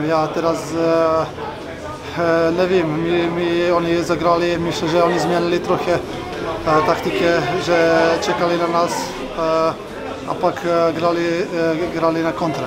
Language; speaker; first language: Polish; non-native, learner; Croatian